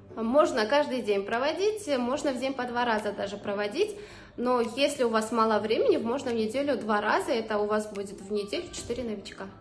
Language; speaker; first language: Russian; non-native, local second language; Uzbek